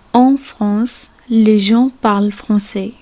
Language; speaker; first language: French; non-native, fluent; Urdu